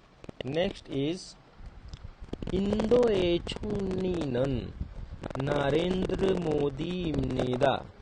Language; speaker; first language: Korean; non-native, fluent; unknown